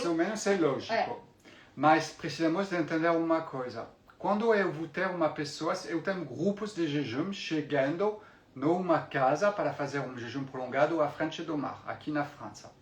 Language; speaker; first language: Portuguese; non-native, fluent; French